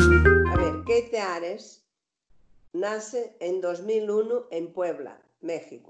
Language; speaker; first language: Spanish; native; Spanish